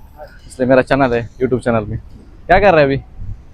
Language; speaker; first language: Hindi; non-native, local second language; Kannada